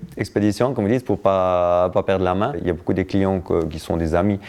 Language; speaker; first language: French; native; French